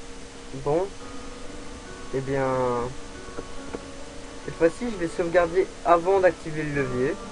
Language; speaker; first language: French; native; French